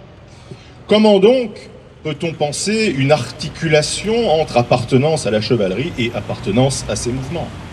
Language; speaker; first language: French; native; French